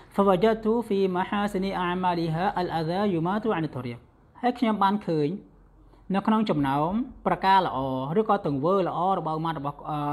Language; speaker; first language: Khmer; non-native, local second language; Western Cham